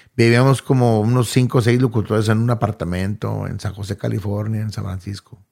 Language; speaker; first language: Spanish; early bilingual, heritage; Spanish